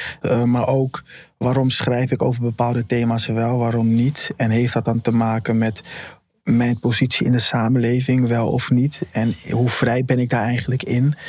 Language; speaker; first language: Dutch; early bilingual, other home language; Papiamento